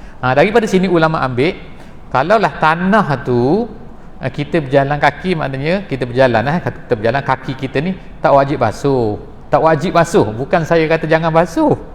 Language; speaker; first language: Malay; native; Malay